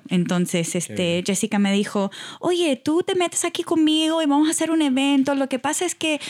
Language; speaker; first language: Spanish; early bilingual, heritage; Spanish